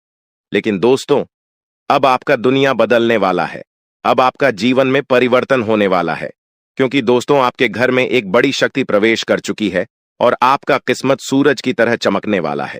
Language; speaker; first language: Hindi; non-native, local second language; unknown